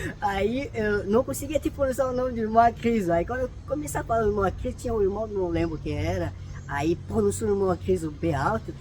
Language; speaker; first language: Portuguese; non-native, fluent; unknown